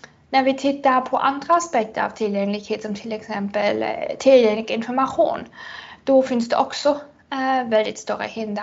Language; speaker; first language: Swedish; non-native, fluent; German